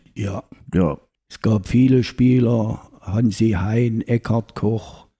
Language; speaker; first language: German; native; German